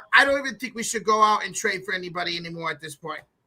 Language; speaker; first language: English; native; English